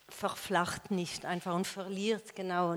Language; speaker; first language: German; non-native, fluent; French